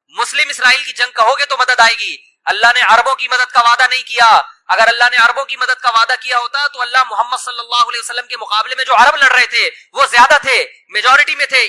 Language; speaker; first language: Urdu; native; Urdu